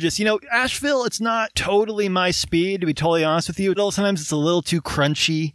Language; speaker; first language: English; native; English